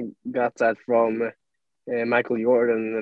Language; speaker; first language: English; non-native, fluent; Swedish